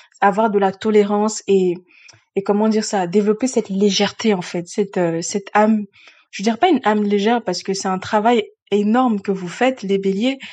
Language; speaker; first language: French; early bilingual, other home language; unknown